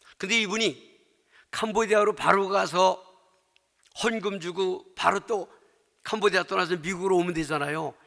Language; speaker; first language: Korean; native; Korean